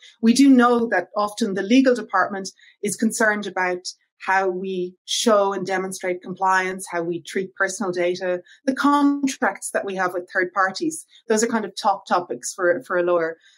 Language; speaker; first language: English; native; English